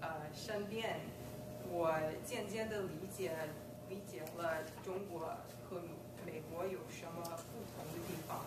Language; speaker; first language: Chinese; non-native, fluent; English